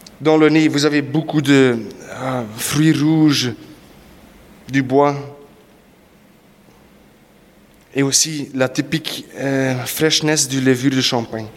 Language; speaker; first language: French; non-native, local second language; Dutch